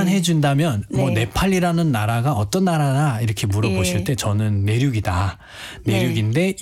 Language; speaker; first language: Korean; non-native, fluent; Nepali